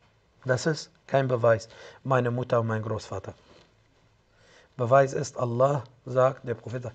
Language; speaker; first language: German; non-native, fluent; Arabic